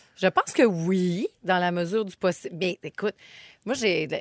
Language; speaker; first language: French; native; French